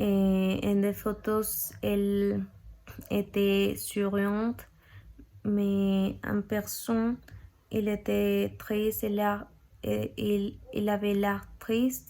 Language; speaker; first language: French; non-native, learner; Spanish